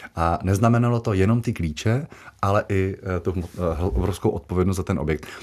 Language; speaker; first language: Czech; native; Czech